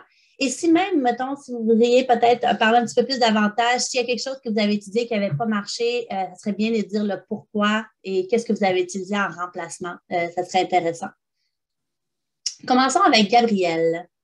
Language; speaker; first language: French; native; French